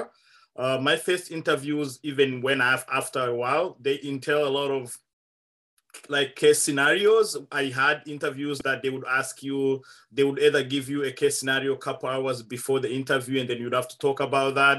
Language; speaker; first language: English; non-native, local second language; Kinyarwanda